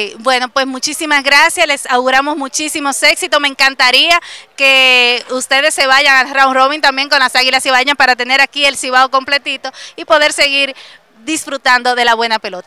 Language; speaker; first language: Spanish; native; Spanish